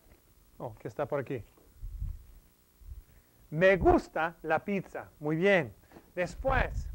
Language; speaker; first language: Spanish; non-native, fluent; English